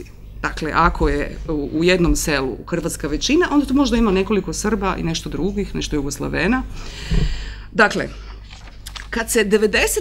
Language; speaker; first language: Croatian; native; Croatian